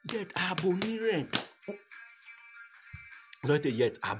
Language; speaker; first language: German; non-native, learner; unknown